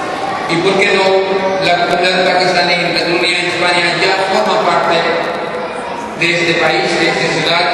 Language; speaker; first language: Spanish; non-native, learner; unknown